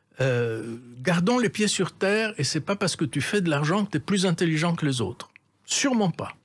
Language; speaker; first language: French; native; French